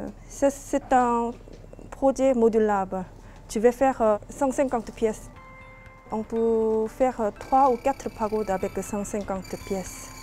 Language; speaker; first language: French; non-native, learner; Korean